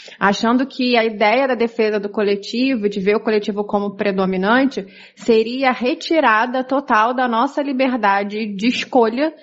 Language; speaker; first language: Portuguese; native; Portuguese